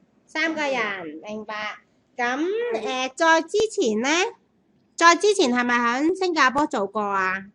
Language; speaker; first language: Chinese; native; Chinese